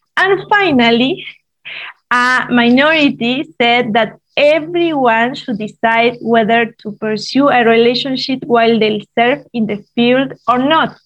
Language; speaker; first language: English; non-native, fluent; Spanish